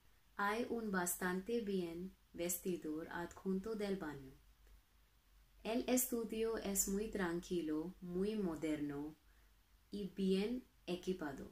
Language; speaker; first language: Spanish; non-native, learner; Hindi